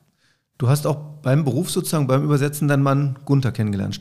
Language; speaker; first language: German; native; German